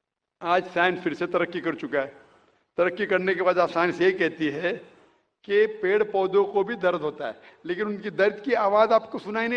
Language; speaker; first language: Hindi; native; Hindi